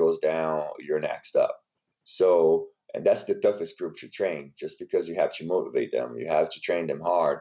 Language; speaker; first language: English; non-native, fluent; Portuguese